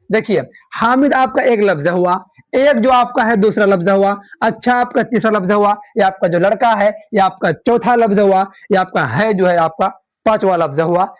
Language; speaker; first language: Urdu; native; Urdu